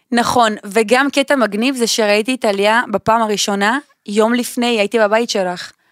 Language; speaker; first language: Hebrew; native; Hebrew